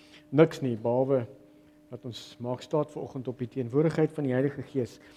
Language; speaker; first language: Afrikaans; early bilingual, heritage; Afrikaans